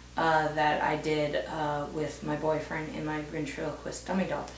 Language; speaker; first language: English; native; English